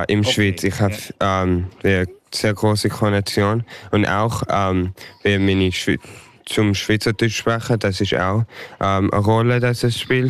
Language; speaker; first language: German; early bilingual, heritage; English